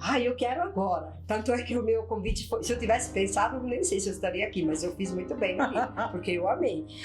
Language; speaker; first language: Portuguese; non-native, fluent; Italian